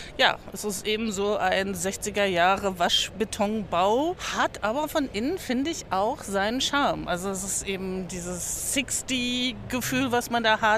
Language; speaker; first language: German; native; German